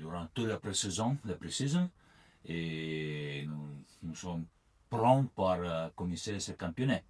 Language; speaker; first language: French; non-native, learner; Italian